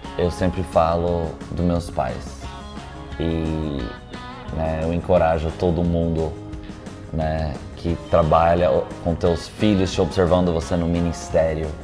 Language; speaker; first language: Portuguese; non-native, local second language; English